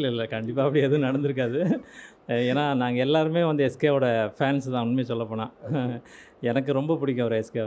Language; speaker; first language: Tamil; native; Tamil